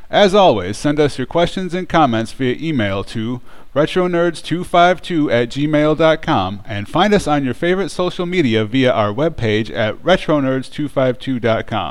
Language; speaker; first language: English; native; English